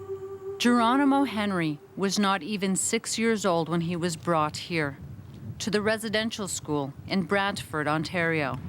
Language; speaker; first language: English; native; English